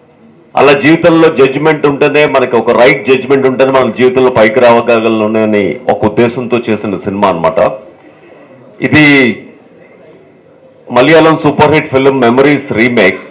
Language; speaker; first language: Telugu; native; Telugu